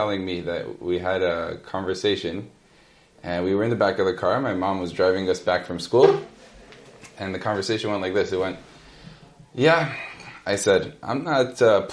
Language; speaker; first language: English; native; English